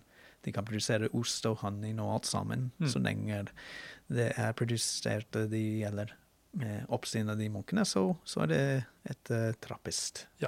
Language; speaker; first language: Norwegian; non-native, fluent; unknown